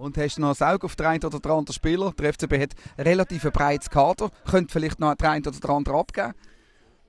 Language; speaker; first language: German; native; German